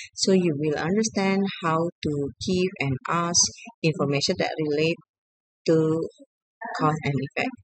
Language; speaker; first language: English; non-native, fluent; Indonesian